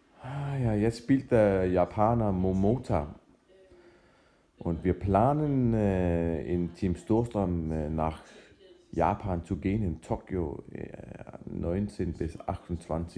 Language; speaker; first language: German; non-native, fluent; Danish